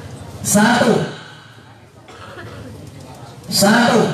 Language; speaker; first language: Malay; non-native, local second language; Javanese